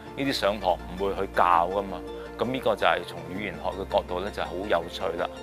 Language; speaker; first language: Cantonese; native; Cantonese